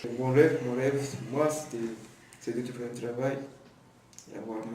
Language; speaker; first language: French; non-native, local second language; Comorian